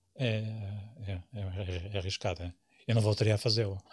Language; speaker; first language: Portuguese; native; Portuguese